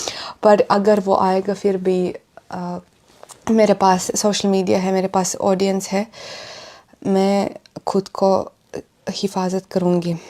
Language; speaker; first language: Hindi; non-native, fluent; Russian